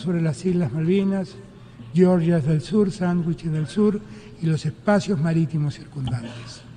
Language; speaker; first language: Spanish; native; Spanish